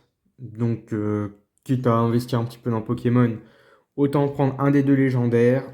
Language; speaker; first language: French; native; French